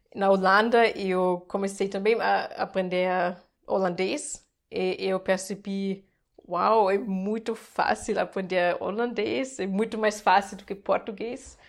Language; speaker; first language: English; non-native, fluent; German